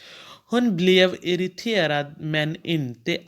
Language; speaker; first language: Swedish; non-native, fluent; Urdu